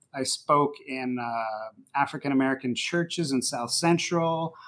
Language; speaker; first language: English; native; English